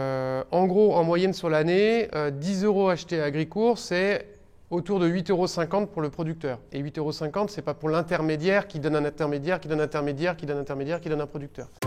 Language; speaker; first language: French; native; French